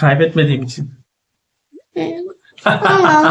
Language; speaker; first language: Turkish; native; Turkish